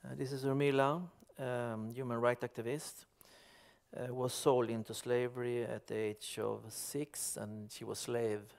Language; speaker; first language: English; non-native, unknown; Swedish